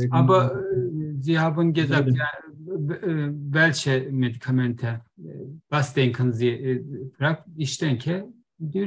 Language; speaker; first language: German; non-native, learner; Turkish